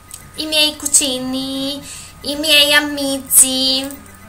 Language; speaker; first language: Italian; non-native, learner; Greek